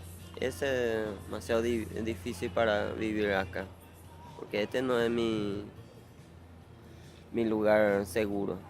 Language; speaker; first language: Spanish; non-native, local second language; Guarani